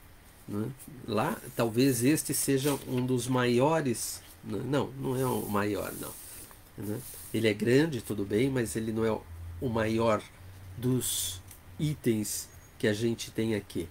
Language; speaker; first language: Portuguese; native; Portuguese